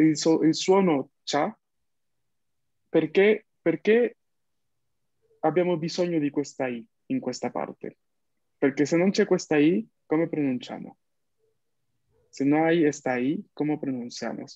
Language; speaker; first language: Italian; non-native, fluent; Spanish